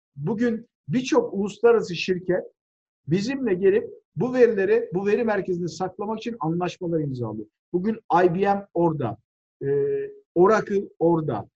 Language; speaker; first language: Turkish; native; Turkish